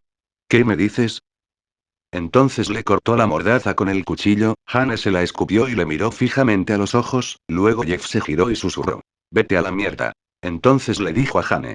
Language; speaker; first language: Spanish; native; Spanish